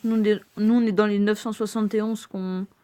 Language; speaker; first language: French; native; French